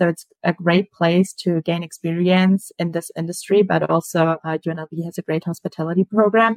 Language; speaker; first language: English; non-native, fluent; German